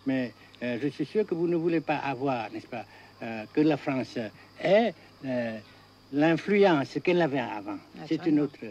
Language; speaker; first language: French; non-native, fluent; Vietnamese